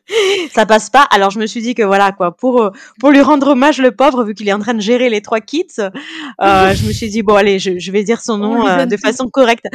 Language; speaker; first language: French; early bilingual, heritage; French